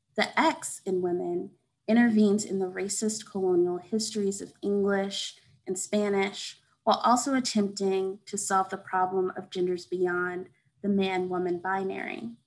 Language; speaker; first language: English; native; English